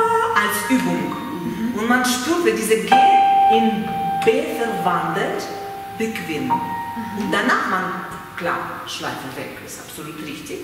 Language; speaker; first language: German; non-native, fluent; Russian